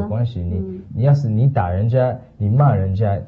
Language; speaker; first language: Chinese; early bilingual, heritage; Chinese